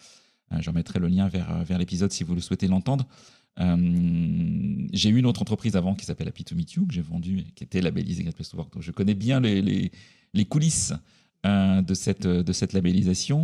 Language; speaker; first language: French; native; French